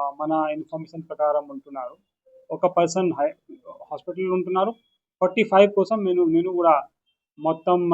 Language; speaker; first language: Telugu; non-native, local second language; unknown